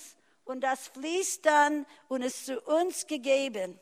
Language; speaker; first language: German; non-native, fluent; English